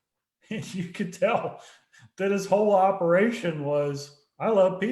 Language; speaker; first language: English; native; English